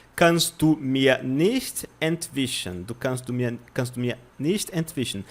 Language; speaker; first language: German; non-native, fluent; Portuguese